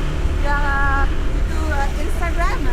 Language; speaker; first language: English; non-native, fluent; French